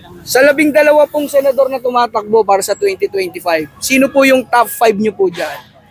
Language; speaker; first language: Filipino; native; Filipino